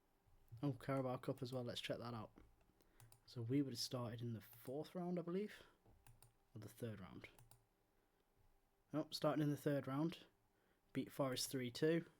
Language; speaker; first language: English; native; English